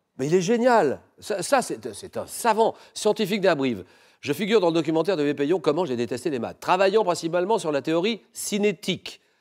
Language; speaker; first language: French; native; French